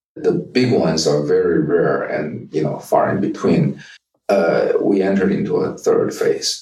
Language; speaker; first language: English; non-native, fluent; Chinese